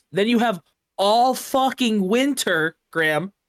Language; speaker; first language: English; native; English